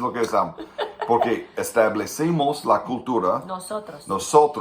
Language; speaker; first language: Spanish; non-native, fluent; English